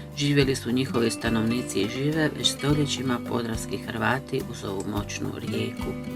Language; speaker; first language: Bosnian; early bilingual, heritage; Croatian